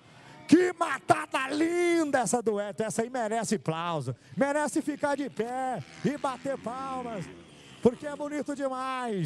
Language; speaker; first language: Portuguese; native; Portuguese